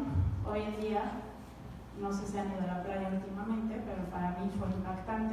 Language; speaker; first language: Spanish; native; Spanish